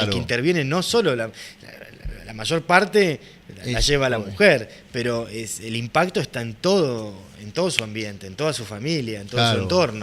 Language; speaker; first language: Spanish; native; Spanish